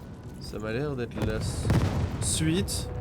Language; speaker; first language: French; native; French